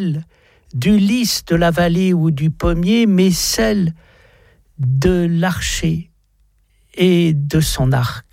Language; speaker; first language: French; native; French